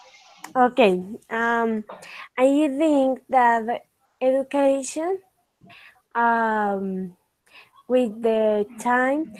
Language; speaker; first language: English; non-native, learner; Spanish